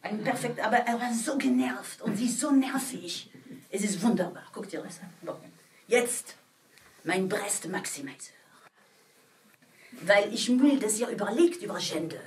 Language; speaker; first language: German; non-native, fluent; French